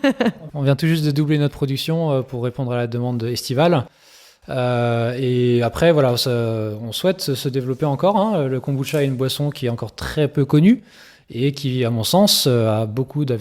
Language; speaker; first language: French; native; French